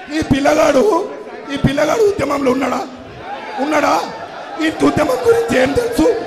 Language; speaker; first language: Telugu; native; Telugu